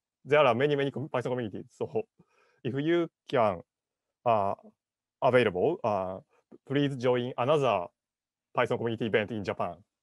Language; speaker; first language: English; non-native, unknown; Japanese